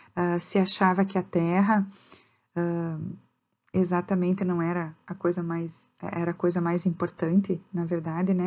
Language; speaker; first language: Portuguese; native; Portuguese